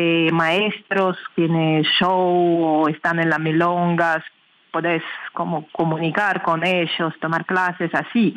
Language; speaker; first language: Spanish; non-native, learner; Russian